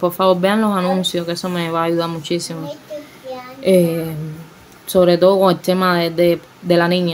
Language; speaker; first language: Spanish; native; Spanish